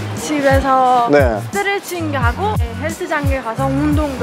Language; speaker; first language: Korean; non-native, learner; Persian